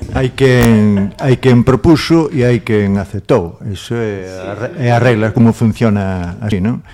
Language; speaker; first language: Galician; non-native, local second language; Spanish